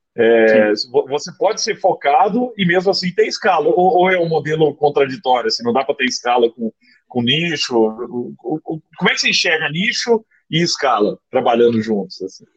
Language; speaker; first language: Portuguese; native; Portuguese